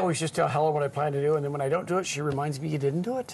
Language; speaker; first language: English; native; English